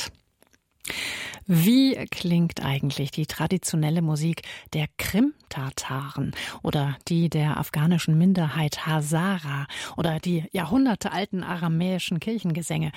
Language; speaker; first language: German; native; German